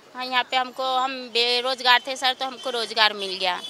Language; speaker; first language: Hindi; native; Hindi